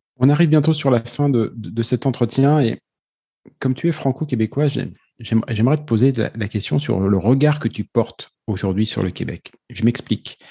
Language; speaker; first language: French; native; French